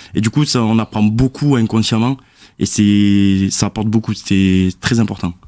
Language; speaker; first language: French; native; French